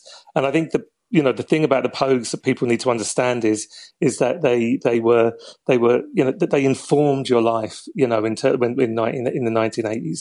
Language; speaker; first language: English; native; English